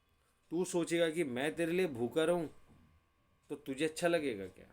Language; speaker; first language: Hindi; native; Hindi